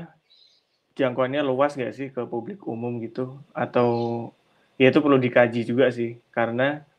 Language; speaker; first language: Indonesian; native; Indonesian